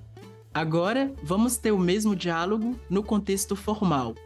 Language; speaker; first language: Portuguese; non-native, fluent; French